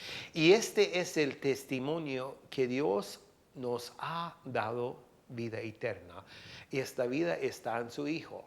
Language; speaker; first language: Spanish; non-native, fluent; English